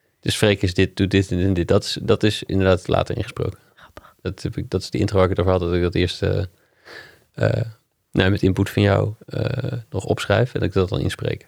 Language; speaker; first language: Dutch; non-native, fluent; English